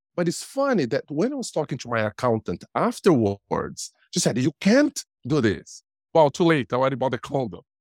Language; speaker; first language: English; non-native, fluent; Portuguese